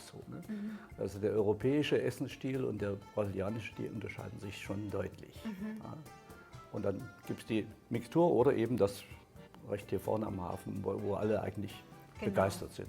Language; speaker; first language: German; native; German